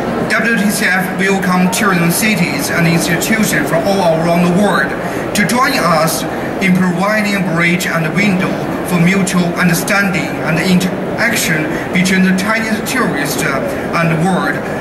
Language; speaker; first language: English; non-native, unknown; Chinese